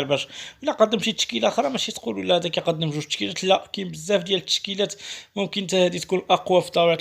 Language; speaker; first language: Arabic; native; Arabic